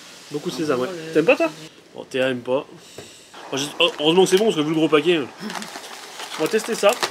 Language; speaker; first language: French; native; French